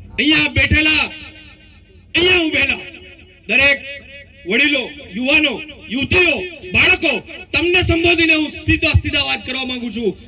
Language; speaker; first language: Gujarati; non-native, local second language; Bhili